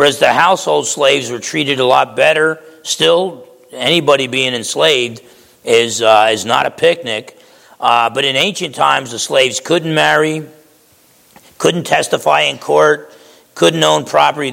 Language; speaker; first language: English; native; English